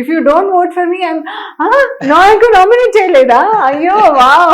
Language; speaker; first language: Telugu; non-native, learner; Hindi